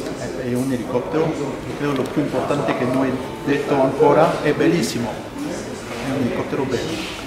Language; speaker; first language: Italian; non-native, fluent; French